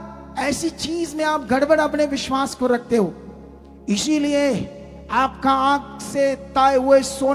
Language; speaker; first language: Hindi; native; Hindi